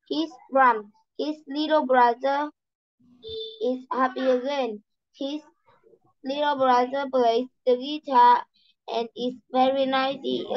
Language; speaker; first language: English; non-native, learner; Vietnamese